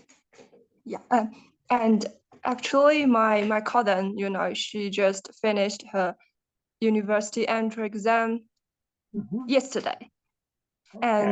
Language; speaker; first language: English; non-native, learner; Chinese